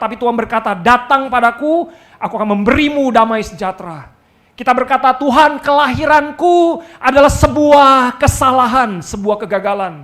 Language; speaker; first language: Indonesian; native; Indonesian